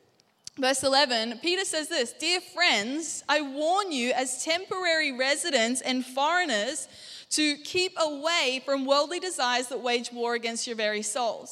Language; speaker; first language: English; native; English